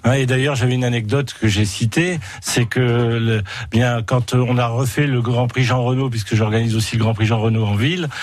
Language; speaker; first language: French; native; French